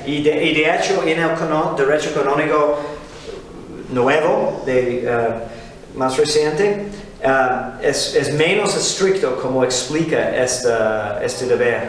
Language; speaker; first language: Spanish; non-native, fluent; English